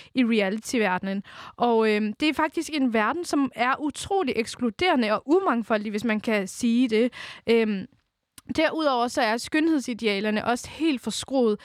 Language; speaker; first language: Danish; early bilingual, other home language; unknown